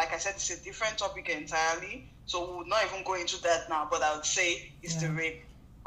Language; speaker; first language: English; non-native, local second language; Yoruba